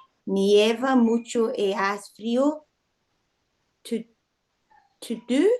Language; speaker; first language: Spanish; non-native, learner; English